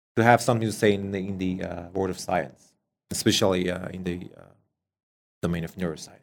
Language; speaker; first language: English; non-native, fluent; Persian